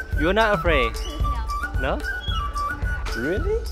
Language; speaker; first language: English; non-native, learner; Vietnamese